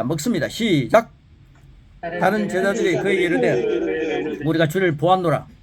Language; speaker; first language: Korean; native; Korean